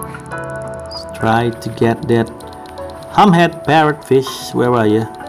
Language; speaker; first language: English; non-native, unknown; Indonesian